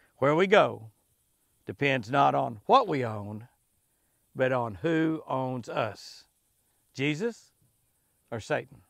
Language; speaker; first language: English; native; English